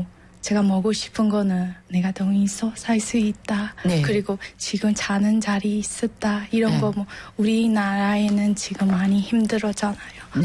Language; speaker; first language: Korean; non-native, learner; Burmese